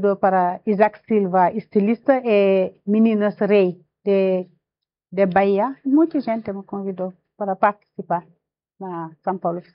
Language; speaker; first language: Portuguese; non-native, learner; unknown